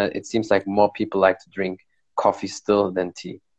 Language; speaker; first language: English; non-native, fluent; Arabic